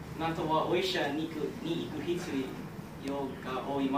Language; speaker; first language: Japanese; non-native, learner; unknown